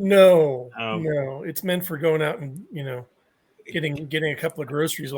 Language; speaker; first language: English; native; English